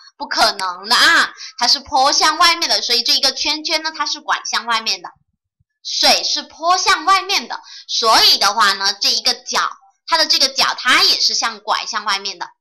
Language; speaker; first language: Chinese; native; Chinese